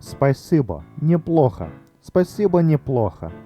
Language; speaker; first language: Russian; non-native, learner; English